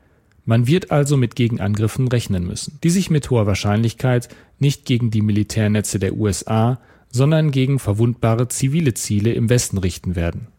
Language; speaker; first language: German; native; German